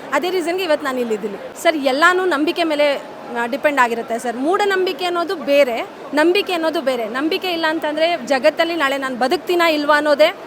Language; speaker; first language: Kannada; native; Kannada